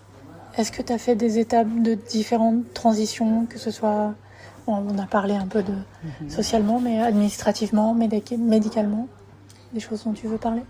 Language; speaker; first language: French; native; French